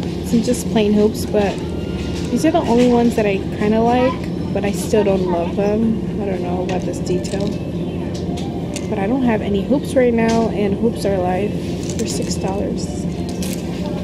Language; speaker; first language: English; early bilingual, other home language; Spanish